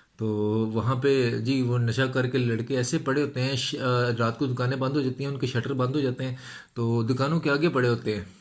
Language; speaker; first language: Urdu; non-native, local second language; Punjabi